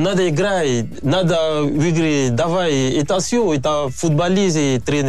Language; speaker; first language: Russian; non-native, learner; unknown